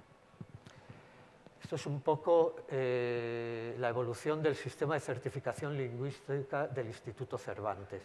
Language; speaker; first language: Spanish; native; Spanish